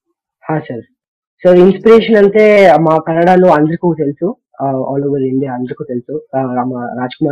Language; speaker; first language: Telugu; non-native, learner; Kannada